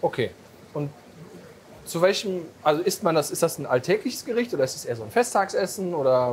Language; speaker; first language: German; native; German